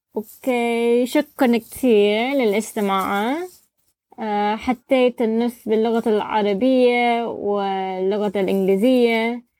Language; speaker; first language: Arabic; non-native, learner; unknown